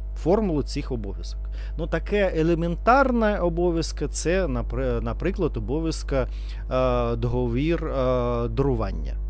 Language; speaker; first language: Ukrainian; non-native, learner; Russian